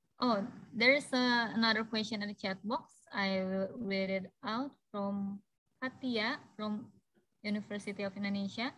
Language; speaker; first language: English; non-native, fluent; Indonesian